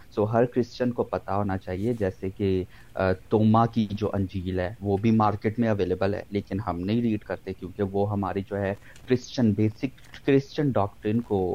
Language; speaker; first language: Urdu; non-native, local second language; Punjabi